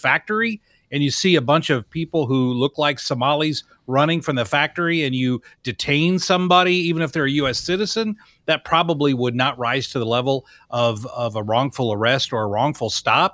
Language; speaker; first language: English; native; English